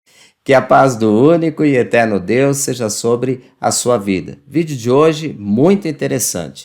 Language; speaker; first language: Portuguese; native; Portuguese